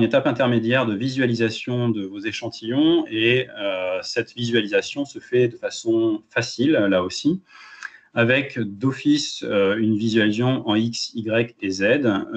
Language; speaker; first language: French; native; French